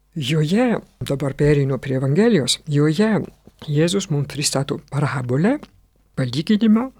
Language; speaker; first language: Lithuanian; non-native, fluent; French